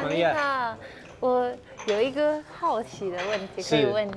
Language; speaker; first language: Chinese; non-native, fluent; Japanese